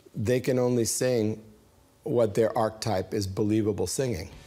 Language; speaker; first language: English; native; English